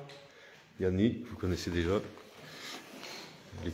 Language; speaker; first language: French; native; French